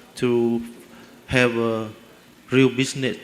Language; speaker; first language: English; non-native, learner; Vietnamese